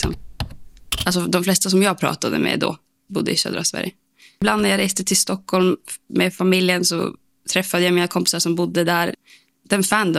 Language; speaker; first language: Swedish; native; Swedish